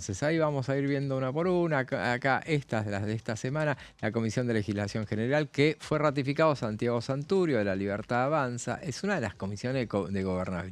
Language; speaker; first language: Spanish; native; Spanish